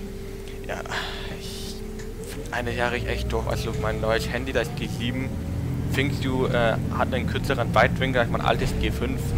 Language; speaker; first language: German; native; German